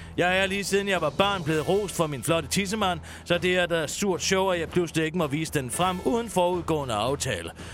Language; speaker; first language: Danish; native; Danish